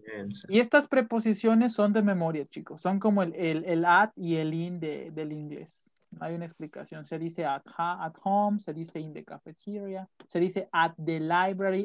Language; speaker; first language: Spanish; native; Spanish